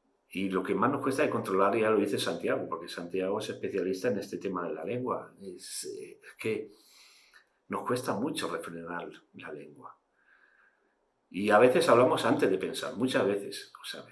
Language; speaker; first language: Spanish; native; Spanish